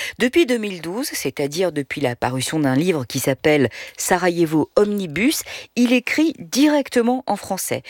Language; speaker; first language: French; native; French